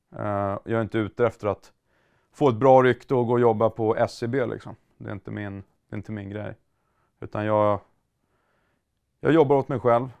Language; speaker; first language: Swedish; native; Swedish